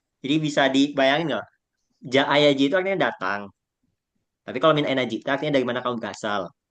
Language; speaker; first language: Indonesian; native; Indonesian